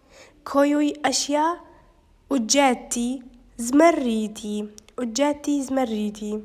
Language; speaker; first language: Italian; non-native, learner; Urdu